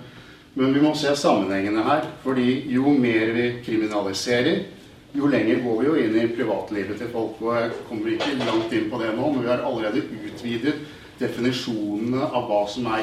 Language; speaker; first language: Norwegian; native; Norwegian